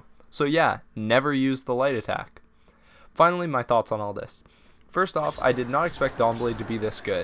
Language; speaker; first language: English; native; English